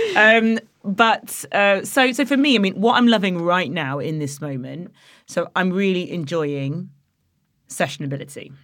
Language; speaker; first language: English; native; English